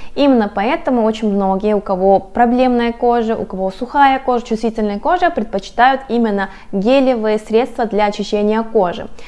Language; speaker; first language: Russian; non-native, fluent; Korean